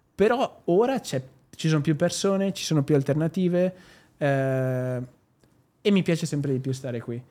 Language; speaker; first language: Italian; native; Italian